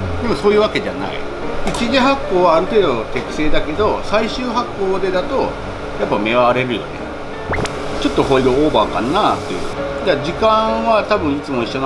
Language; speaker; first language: Japanese; native; Japanese